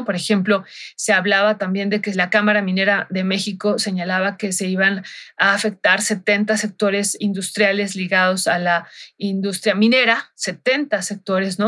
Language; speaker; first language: Spanish; native; Spanish